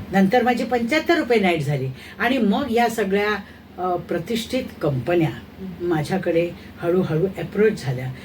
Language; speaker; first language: Marathi; native; Marathi